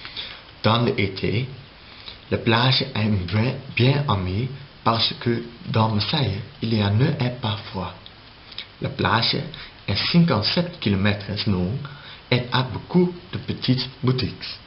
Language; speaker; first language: French; non-native, learner; Dutch